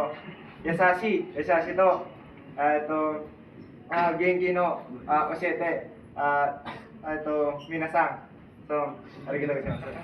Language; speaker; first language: Japanese; non-native, learner; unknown